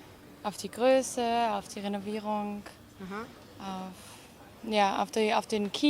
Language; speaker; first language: German; native; German